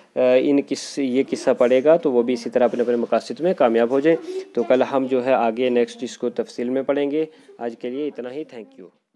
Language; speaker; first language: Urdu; non-native, local second language; Kashmiri